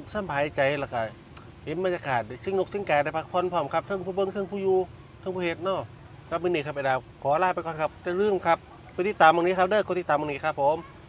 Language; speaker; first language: Thai; native; Thai